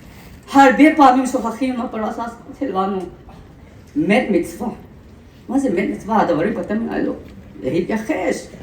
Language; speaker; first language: Hebrew; non-native, fluent; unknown